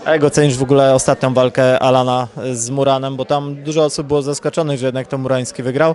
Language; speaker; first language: Polish; native; Polish